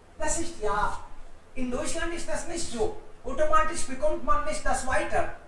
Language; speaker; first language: German; non-native, fluent; Hindi